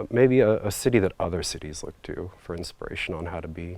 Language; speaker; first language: English; native; English